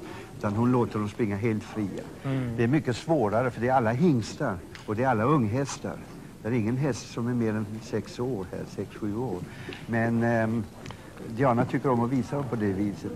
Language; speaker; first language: Swedish; native; Swedish